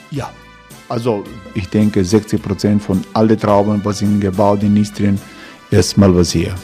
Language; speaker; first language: German; non-native, fluent; Croatian